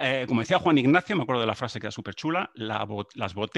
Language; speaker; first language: Spanish; native; Spanish